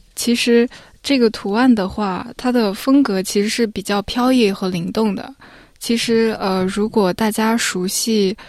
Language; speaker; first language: Chinese; native; Chinese